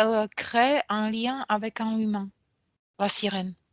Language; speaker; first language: French; non-native, fluent; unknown